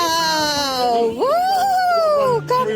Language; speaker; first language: English; non-native, fluent; Bangla